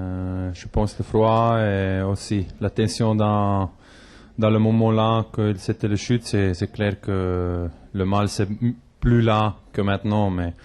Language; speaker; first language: French; non-native, local second language; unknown